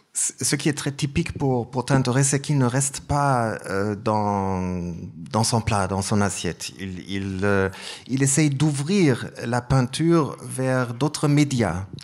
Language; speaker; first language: French; non-native, fluent; German